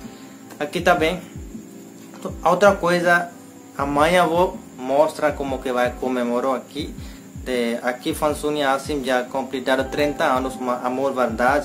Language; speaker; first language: Portuguese; non-native, learner; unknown